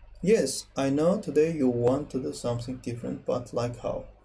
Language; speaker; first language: English; non-native, fluent; Azerbaijani